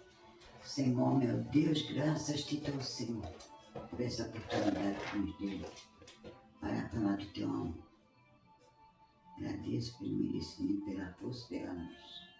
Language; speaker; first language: Portuguese; native; Portuguese